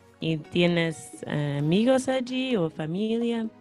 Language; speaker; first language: Spanish; non-native, fluent; English